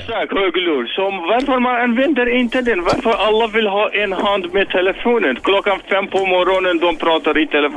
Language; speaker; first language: Swedish; non-native, learner; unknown